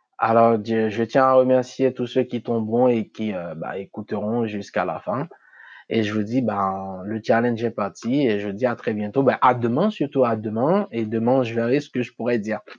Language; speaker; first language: French; non-native, local second language; Haitian Creole